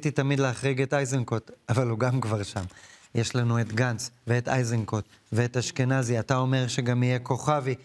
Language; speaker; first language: Hebrew; native; Hebrew